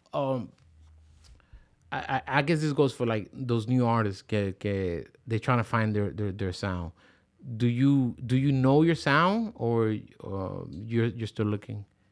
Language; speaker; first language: English; early bilingual, other home language; Spanish